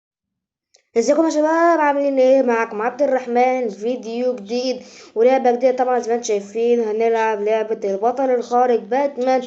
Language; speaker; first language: Arabic; native; Arabic